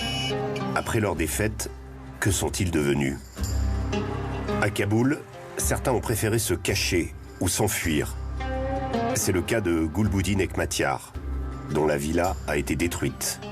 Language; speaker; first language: French; native; French